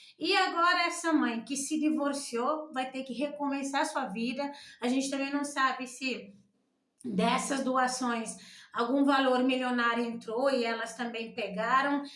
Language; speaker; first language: Portuguese; non-native, local second language; Kabuverdianu